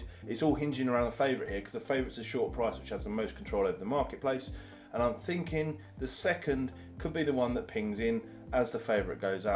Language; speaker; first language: English; native; English